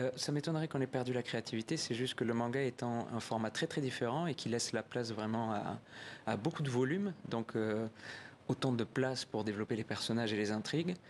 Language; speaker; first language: French; native; French